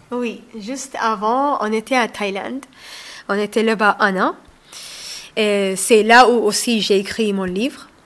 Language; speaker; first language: French; non-native, learner; Somali